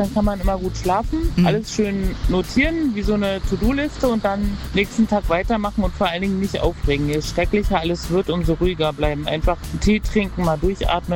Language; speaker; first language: German; native; German